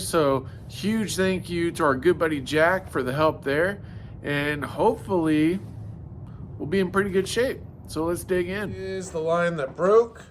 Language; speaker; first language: English; native; English